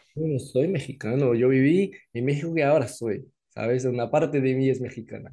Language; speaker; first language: Spanish; non-native, fluent; Portuguese